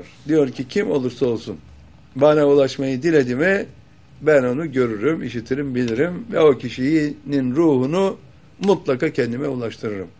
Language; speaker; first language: Turkish; native; Turkish